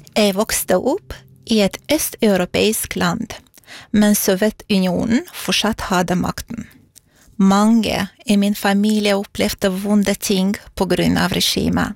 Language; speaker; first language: Norwegian; non-native, fluent; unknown